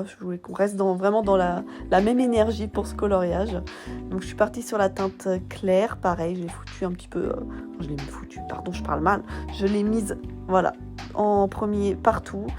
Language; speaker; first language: French; native; French